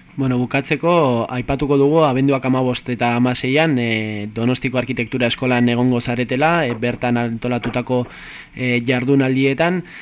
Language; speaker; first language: Basque; native; Basque